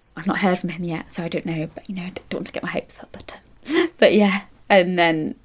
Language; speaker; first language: English; native; English